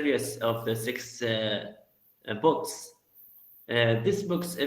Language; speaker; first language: English; non-native, learner; Arabic